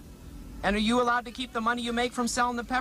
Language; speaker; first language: English; native; English